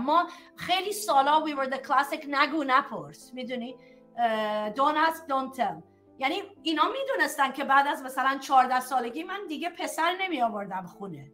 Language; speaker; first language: Persian; early bilingual, heritage; Persian